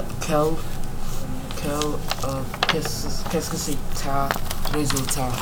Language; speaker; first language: French; non-native, learner; English